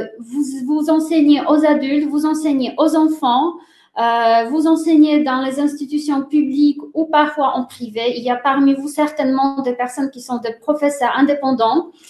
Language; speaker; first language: French; non-native, fluent; Polish